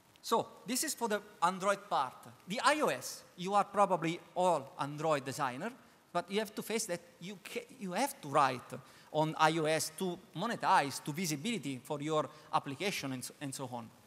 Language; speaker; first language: English; non-native, learner; Italian